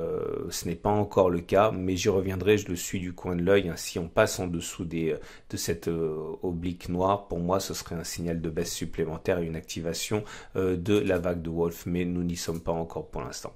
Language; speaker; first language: French; native; French